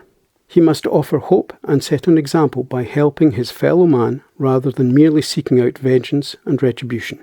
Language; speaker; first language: English; native; English